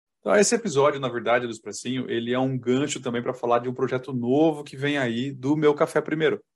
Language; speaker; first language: Portuguese; native; Portuguese